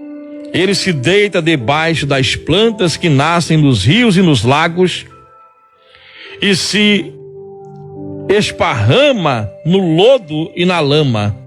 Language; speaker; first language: Portuguese; native; Portuguese